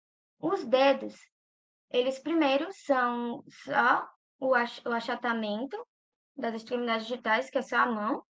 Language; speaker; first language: Portuguese; native; Portuguese